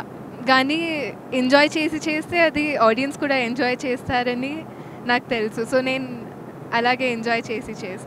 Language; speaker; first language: Telugu; non-native, local second language; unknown